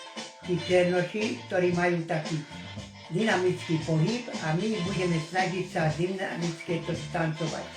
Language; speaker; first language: Slovak; non-native, local second language; Romany